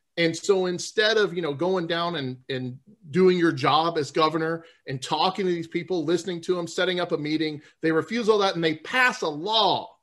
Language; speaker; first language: English; native; English